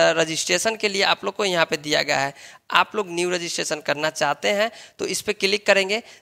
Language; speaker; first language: Hindi; native; Hindi